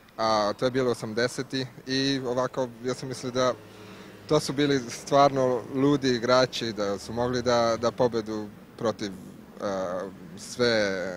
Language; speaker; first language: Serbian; non-native, learner; Italian